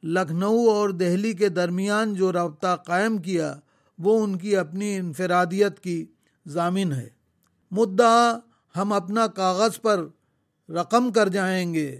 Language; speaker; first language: Urdu; native; Urdu